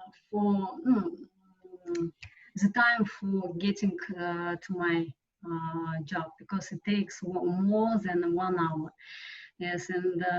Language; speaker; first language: English; non-native, learner; Russian